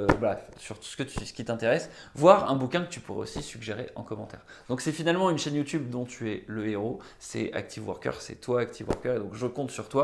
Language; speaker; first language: French; native; French